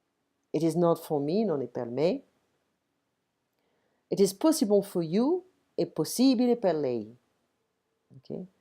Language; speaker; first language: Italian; non-native, fluent; French